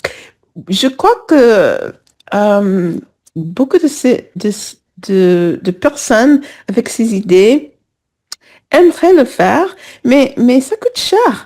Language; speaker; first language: French; non-native, fluent; English